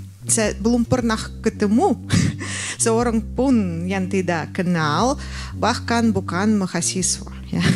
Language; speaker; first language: Indonesian; non-native, fluent; Russian